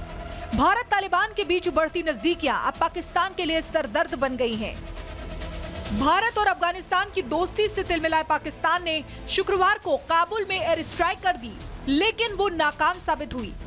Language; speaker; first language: Hindi; native; Hindi